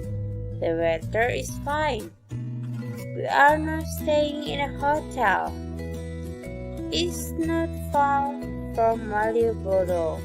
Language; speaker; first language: English; non-native, fluent; Indonesian